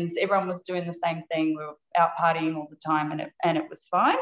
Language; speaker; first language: English; native; English